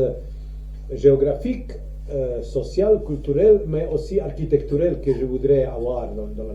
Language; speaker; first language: French; non-native, learner; Croatian